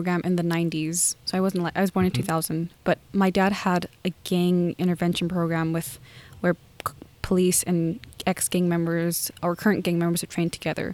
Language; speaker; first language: English; native; English